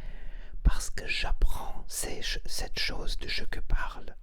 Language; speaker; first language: French; non-native, learner; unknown